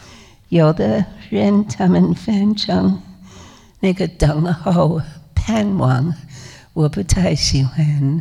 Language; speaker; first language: Chinese; non-native, fluent; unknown